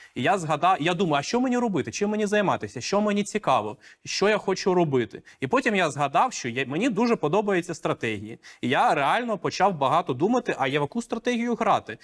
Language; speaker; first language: Ukrainian; non-native, local second language; Russian